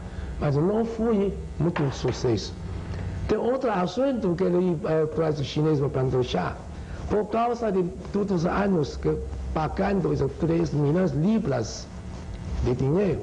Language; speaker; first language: Portuguese; non-native, learner; Chinese